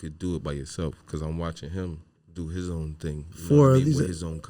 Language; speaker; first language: English; native; English